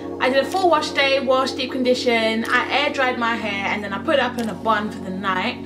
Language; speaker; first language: English; native; English